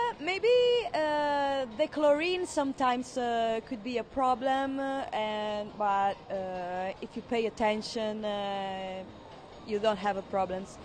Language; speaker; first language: English; non-native, fluent; Italian